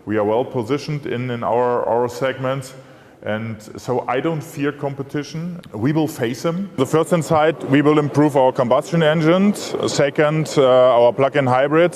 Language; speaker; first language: English; non-native, fluent; German